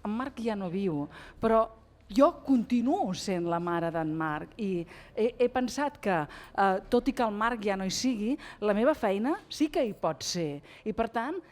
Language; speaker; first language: Catalan; native; Catalan